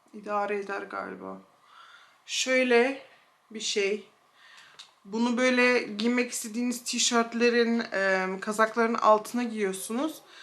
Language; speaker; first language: Turkish; early bilingual, heritage; Turkish